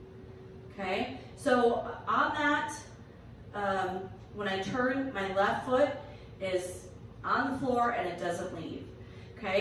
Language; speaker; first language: English; native; English